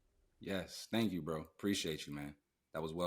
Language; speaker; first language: English; native; English